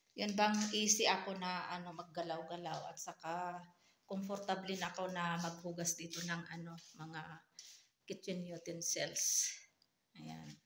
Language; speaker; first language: Filipino; native; Filipino